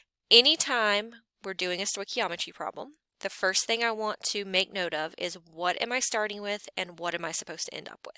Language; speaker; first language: English; native; English